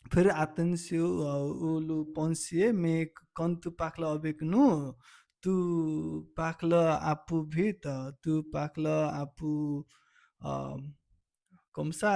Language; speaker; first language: French; non-native, learner; Nepali